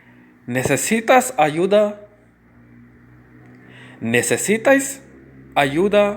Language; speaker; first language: Spanish; non-native, fluent; Urdu